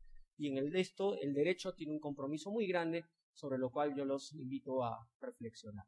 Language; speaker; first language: Spanish; native; Spanish